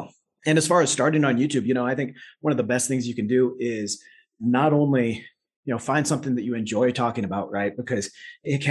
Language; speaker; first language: English; native; English